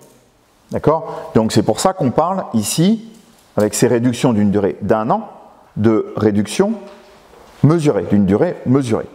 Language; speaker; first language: French; native; French